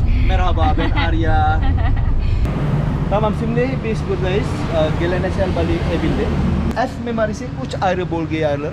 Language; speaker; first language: Turkish; non-native, learner; Indonesian